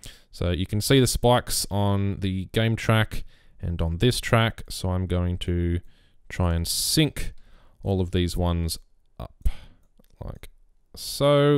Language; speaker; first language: English; native; English